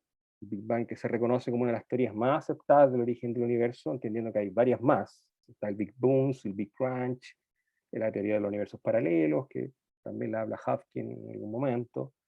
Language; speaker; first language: Spanish; native; Spanish